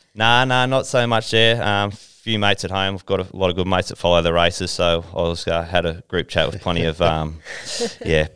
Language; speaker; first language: English; native; English